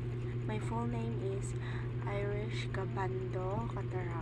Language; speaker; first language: English; non-native, learner; Filipino